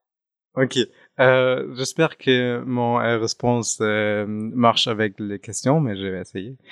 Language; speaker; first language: French; non-native, fluent; German